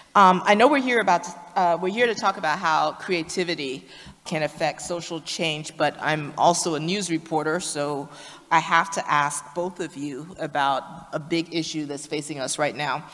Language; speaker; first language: English; native; English